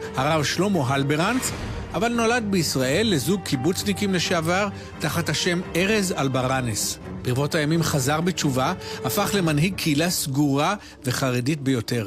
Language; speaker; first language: Hebrew; native; Hebrew